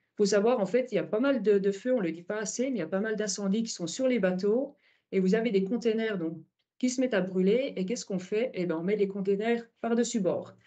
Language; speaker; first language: French; native; French